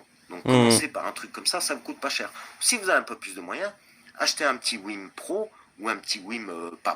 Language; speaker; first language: French; native; French